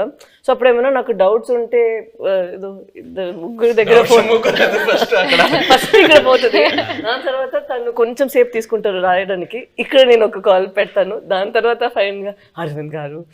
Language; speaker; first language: Telugu; non-native, fluent; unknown